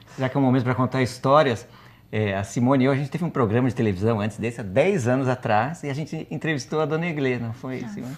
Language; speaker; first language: Portuguese; native; Portuguese